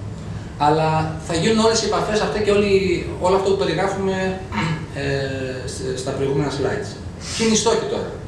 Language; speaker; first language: Greek; native; Greek